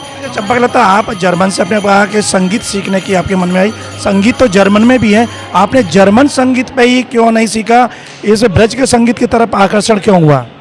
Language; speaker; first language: Hindi; native; Hindi